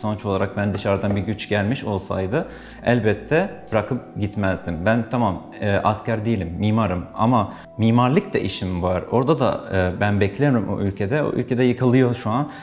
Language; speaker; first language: Turkish; non-native, fluent; Arabic